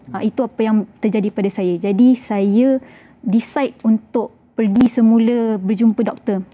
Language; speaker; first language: Malay; native; Malay